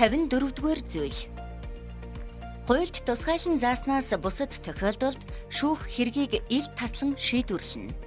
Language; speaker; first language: Mongolian; native; Mongolian